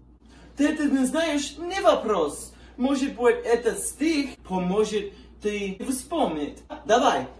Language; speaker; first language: Russian; non-native, learner; English